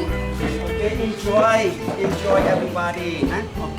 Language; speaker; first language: English; non-native, learner; Khmer